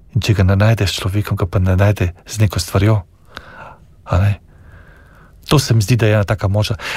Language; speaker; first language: Slovenian; native; Slovenian